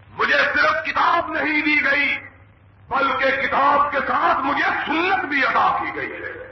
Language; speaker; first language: Urdu; non-native, local second language; Punjabi